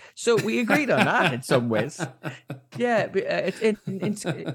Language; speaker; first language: English; native; English